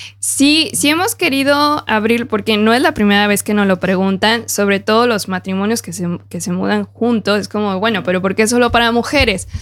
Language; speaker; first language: Spanish; native; Spanish